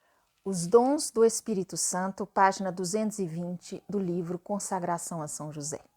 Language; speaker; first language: Portuguese; native; Portuguese